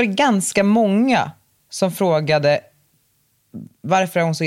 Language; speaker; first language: Swedish; native; Swedish